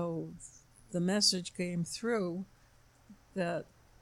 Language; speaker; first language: English; native; English